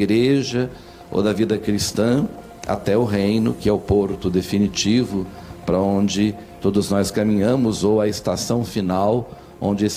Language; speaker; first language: Portuguese; native; Portuguese